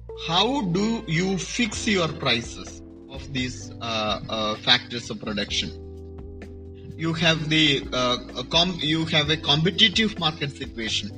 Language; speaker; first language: English; non-native, local second language; Malayalam